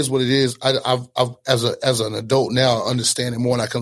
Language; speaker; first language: English; native; English